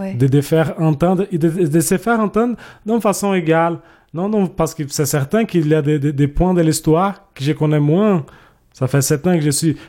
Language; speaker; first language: French; non-native, fluent; Portuguese